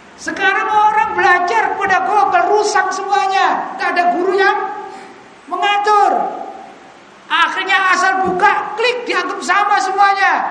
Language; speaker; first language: Indonesian; native; Indonesian